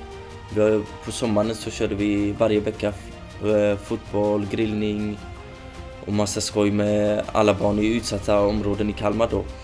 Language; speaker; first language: Swedish; early bilingual, other home language; Kurdish